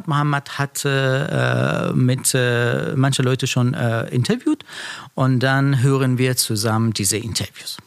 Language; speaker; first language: German; non-native, learner; Persian